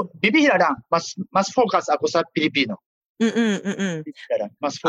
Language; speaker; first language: Filipino; non-native, learner; Japanese